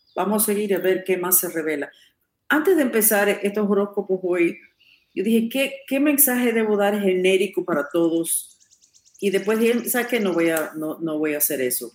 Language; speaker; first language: Spanish; non-native, fluent; English